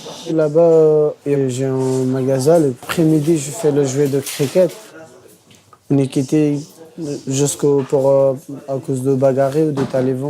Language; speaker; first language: French; non-native, learner; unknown